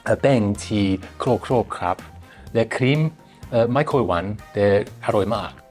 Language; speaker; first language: Thai; non-native, fluent; English